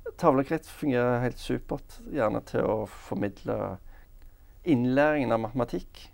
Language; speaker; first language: Norwegian; native; Norwegian